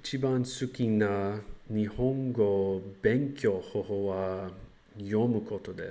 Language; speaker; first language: Japanese; non-native, learner; English